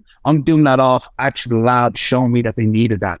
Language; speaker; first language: English; native; English